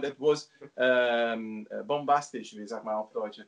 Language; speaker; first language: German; non-native, learner; Italian